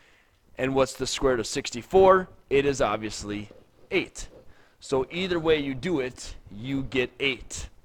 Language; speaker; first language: English; native; English